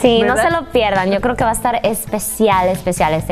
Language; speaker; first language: Spanish; native; Spanish